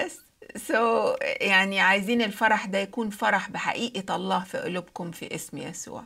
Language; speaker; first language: Arabic; native; Arabic